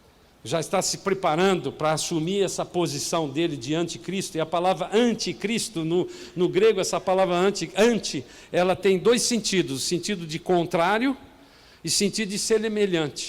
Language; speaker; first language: Portuguese; native; Portuguese